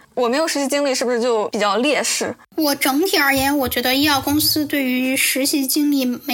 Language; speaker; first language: Chinese; native; Chinese